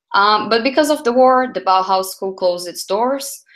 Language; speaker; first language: English; non-native, fluent; Portuguese